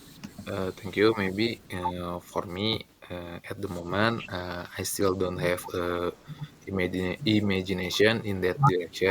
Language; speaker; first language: English; non-native, learner; Indonesian